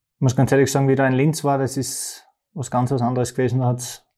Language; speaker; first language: German; native; German